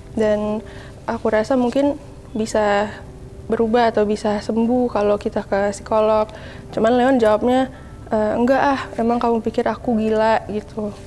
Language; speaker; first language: Indonesian; native; Indonesian